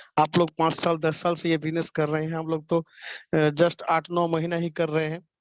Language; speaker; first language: Hindi; non-native, local second language; Bangla